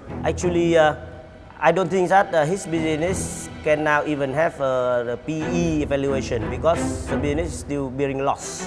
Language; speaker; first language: English; non-native, fluent; Vietnamese